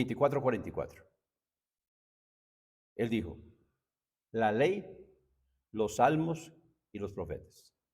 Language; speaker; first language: Spanish; native; Spanish